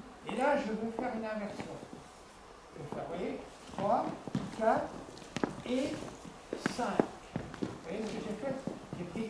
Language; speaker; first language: French; native; French